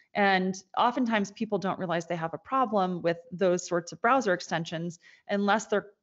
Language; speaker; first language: English; native; English